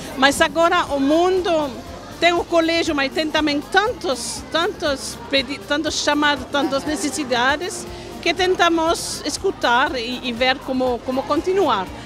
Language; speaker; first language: Portuguese; non-native, fluent; French